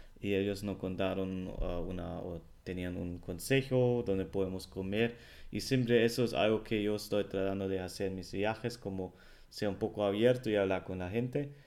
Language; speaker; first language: Spanish; non-native, fluent; German